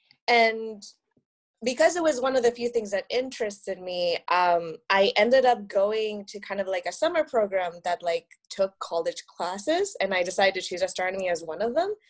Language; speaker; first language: English; non-native, fluent; Spanish